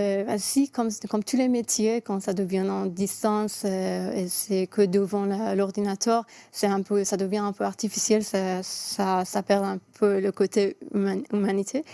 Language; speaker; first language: French; non-native, fluent; Persian